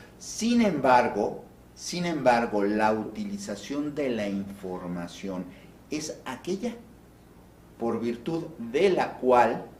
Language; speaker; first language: Spanish; native; Spanish